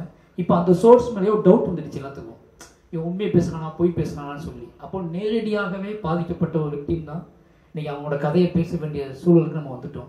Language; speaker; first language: Tamil; native; Tamil